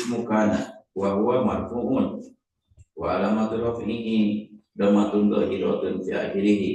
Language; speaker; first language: Arabic; non-native, learner; Indonesian